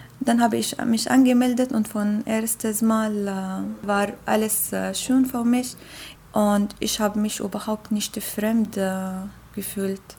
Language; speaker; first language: German; non-native, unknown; Arabic